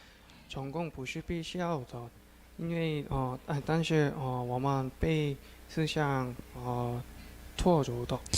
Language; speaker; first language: Chinese; non-native, learner; Korean